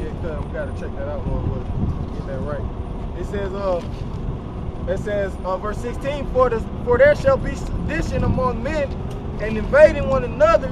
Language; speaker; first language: English; native; English